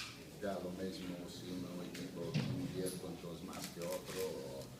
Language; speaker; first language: Spanish; non-native, fluent; English